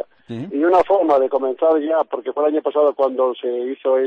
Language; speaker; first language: Spanish; native; Spanish